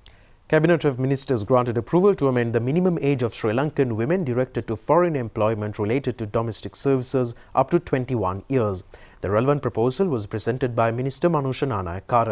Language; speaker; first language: English; non-native, local second language; Sinhala